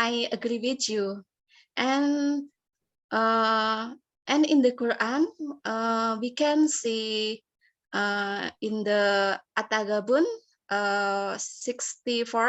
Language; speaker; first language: English; non-native, learner; Indonesian